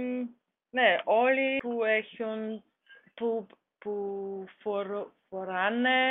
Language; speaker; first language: Greek; non-native, learner; German